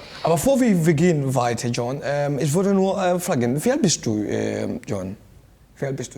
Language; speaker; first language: German; non-native, learner; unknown